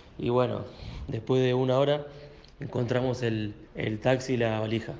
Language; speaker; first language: Spanish; non-native, fluent; Portuguese